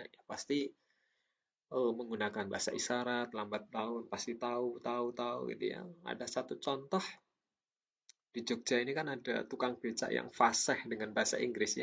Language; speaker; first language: Indonesian; native; Indonesian